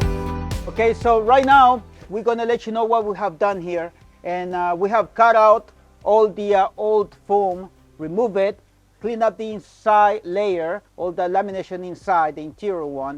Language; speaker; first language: English; non-native, fluent; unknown